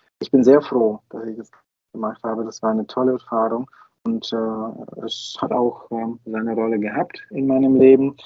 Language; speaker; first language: German; non-native, fluent; Bulgarian